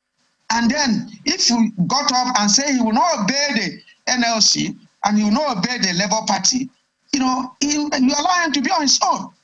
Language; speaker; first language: English; non-native, local second language; Igbo